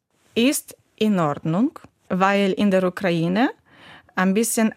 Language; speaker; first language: German; non-native, learner; Ukrainian